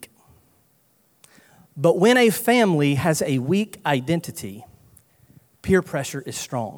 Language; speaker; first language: English; native; English